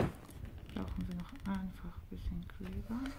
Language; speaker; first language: German; non-native, fluent; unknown